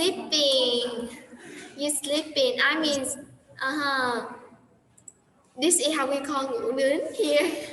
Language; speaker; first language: English; non-native, fluent; Vietnamese